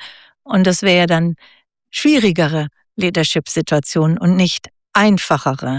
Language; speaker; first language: German; native; German